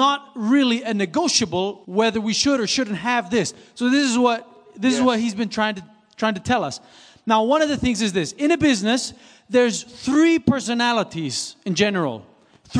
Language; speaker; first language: English; non-native, fluent; Swiss German